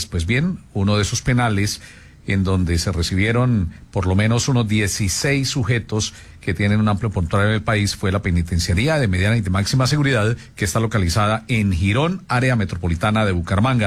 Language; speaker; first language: Spanish; native; Spanish